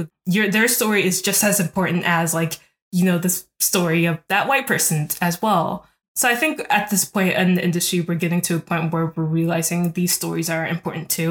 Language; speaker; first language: English; native; English